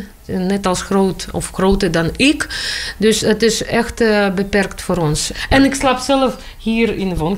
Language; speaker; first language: Dutch; non-native, learner; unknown